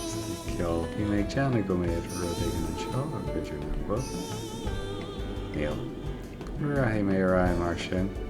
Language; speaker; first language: Irish; non-native, local second language; English